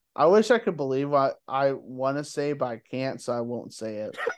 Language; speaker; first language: English; native; English